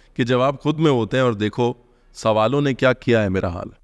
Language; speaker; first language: Hindi; native; Hindi